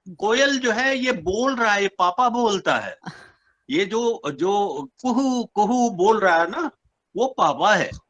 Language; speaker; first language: Hindi; non-native, local second language; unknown